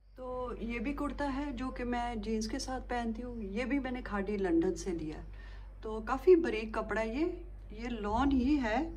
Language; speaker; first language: Urdu; native; Urdu